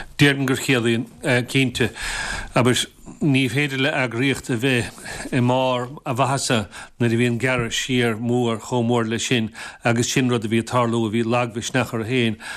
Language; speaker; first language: Irish; native; Irish